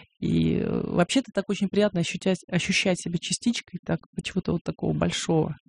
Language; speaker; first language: Russian; native; Russian